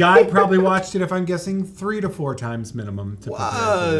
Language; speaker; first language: English; native; English